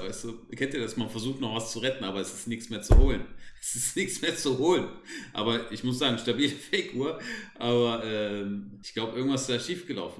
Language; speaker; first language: German; native; German